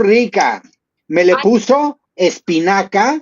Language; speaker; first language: Spanish; native; Spanish